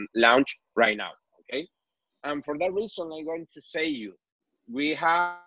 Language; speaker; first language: English; non-native, learner; Spanish